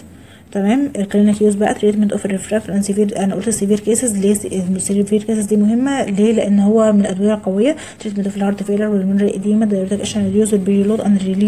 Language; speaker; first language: Arabic; native; Arabic